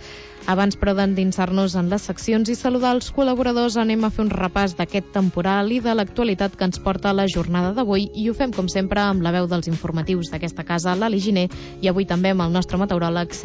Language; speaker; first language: Catalan; native; Catalan